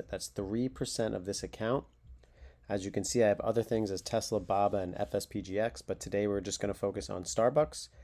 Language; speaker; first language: English; native; English